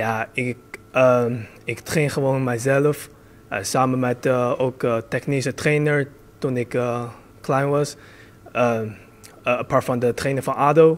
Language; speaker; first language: Dutch; early bilingual, other home language; Chinese